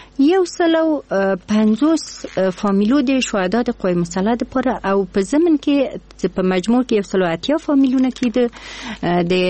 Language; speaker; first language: Pashto; non-native, local second language; Persian